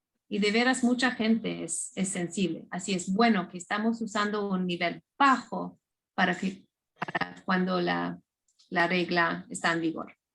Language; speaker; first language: Spanish; non-native, fluent; English